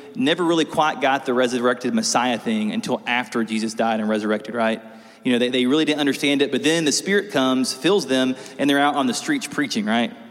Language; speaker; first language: English; native; English